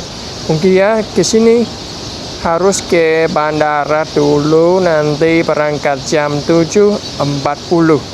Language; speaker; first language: Indonesian; non-native, fluent; Vietnamese